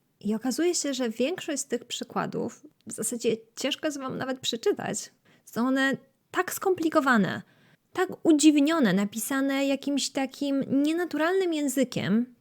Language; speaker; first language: Polish; native; Polish